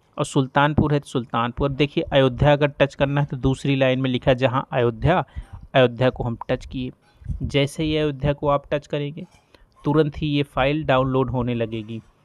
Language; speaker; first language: Hindi; native; Hindi